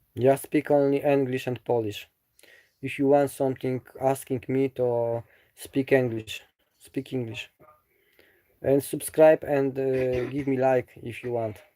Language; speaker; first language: English; non-native, learner; Polish